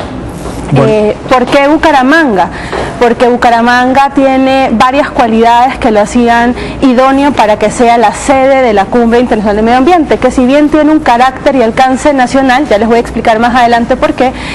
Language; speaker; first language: Spanish; native; Spanish